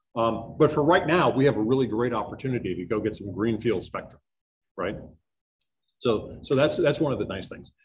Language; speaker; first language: English; native; English